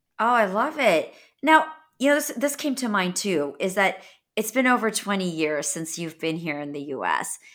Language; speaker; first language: English; native; English